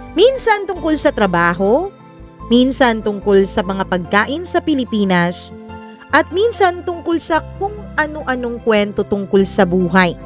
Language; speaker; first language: Filipino; non-native, local second language; Cebuano